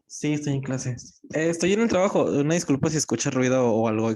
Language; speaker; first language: Spanish; native; Spanish